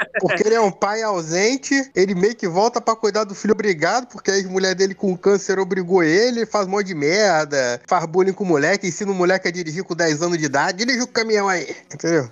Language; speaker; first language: Portuguese; native; Portuguese